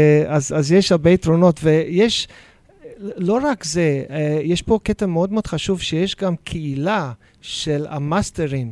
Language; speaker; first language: Hebrew; non-native, fluent; English